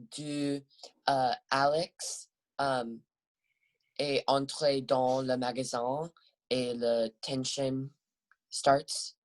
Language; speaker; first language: French; non-native, learner; English